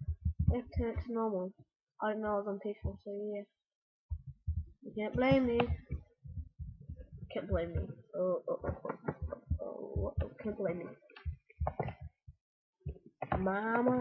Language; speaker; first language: English; native; English